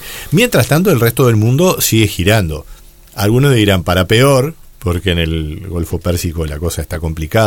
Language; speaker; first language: Spanish; native; Spanish